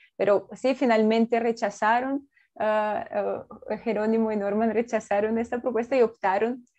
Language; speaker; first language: Spanish; non-native, fluent; Russian